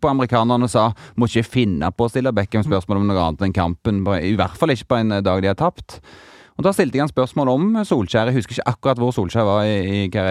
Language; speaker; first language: Norwegian; native; Norwegian